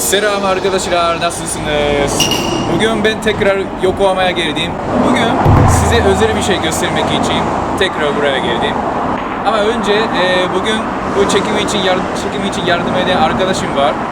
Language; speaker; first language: Turkish; non-native, fluent; Japanese